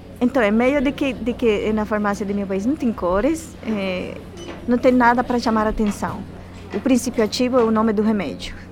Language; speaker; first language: Portuguese; non-native, fluent; Spanish